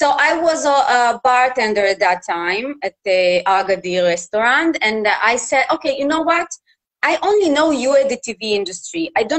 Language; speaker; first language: English; non-native, fluent; Russian